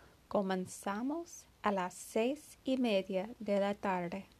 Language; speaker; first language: Spanish; non-native, learner; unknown